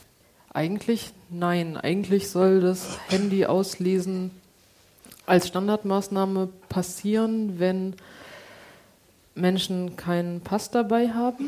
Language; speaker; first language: German; native; German